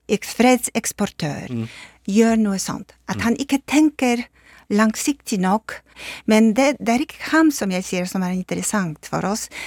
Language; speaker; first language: Norwegian; non-native, fluent; Polish